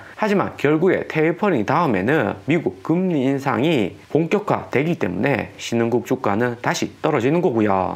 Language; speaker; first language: Korean; native; Korean